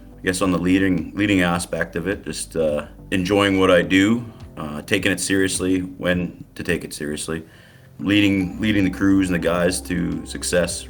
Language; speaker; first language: English; native; English